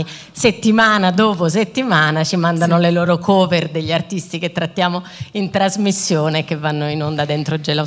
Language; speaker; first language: Italian; native; Italian